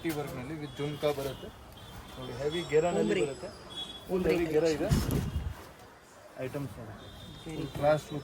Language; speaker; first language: Kannada; non-native, local second language; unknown